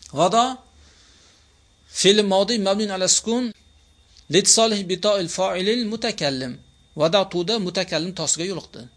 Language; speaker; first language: Arabic; non-native, fluent; Uzbek